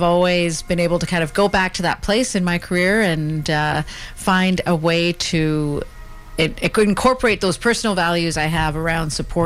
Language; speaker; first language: English; native; English